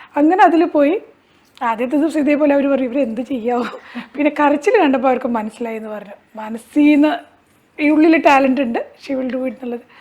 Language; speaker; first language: Malayalam; early bilingual, heritage; Malayalam